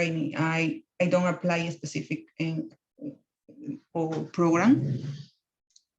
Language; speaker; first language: English; non-native, learner; Spanish